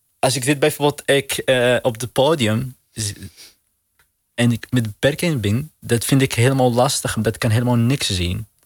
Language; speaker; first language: Dutch; non-native, learner; Arabic